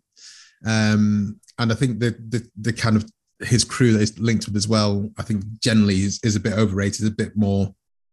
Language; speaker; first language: English; native; English